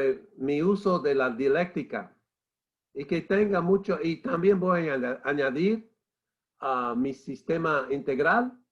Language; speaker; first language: Spanish; non-native, fluent; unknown